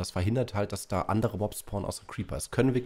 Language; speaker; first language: German; native; German